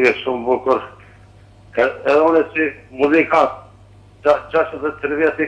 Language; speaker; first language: Albanian; early bilingual, heritage; Albanian